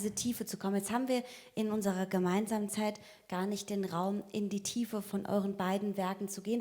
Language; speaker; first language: German; native; German